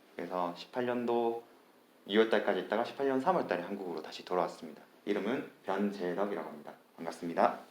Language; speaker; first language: Korean; native; Korean